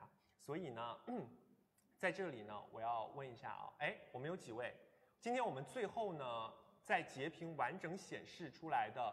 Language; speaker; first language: Chinese; native; Chinese